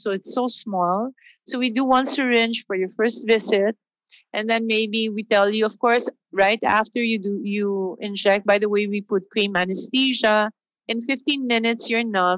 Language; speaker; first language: English; non-native, local second language; Filipino